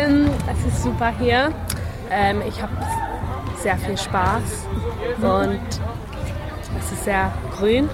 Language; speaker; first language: German; non-native, learner; English